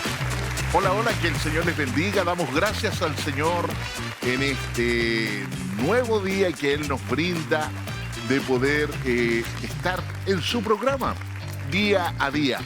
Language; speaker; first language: Spanish; native; Spanish